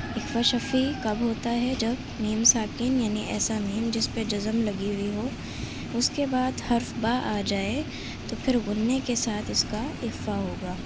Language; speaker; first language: Urdu; native; Urdu